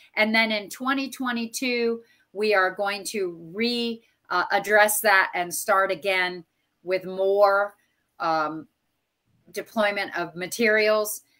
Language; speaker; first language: English; native; English